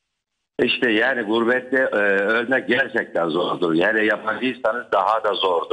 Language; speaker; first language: Turkish; native; Turkish